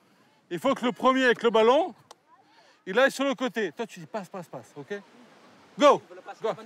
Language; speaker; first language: French; native; French